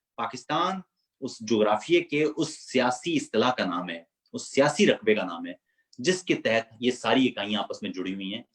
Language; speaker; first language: Urdu; non-native, local second language; Punjabi